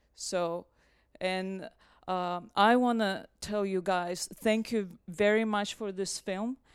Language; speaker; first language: English; non-native, fluent; Russian